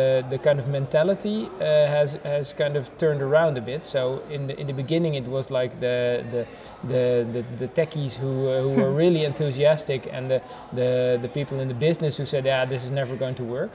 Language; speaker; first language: English; non-native, fluent; Dutch